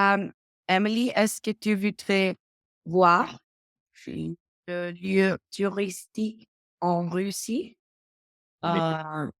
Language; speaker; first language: French; non-native, learner; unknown